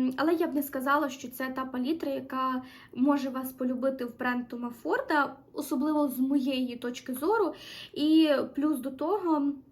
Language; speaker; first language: Ukrainian; non-native, local second language; Russian